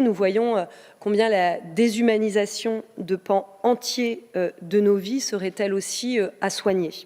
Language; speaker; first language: French; native; French